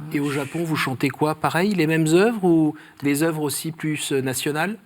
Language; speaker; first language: French; native; French